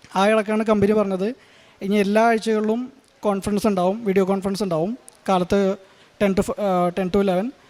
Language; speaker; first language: Malayalam; native; Malayalam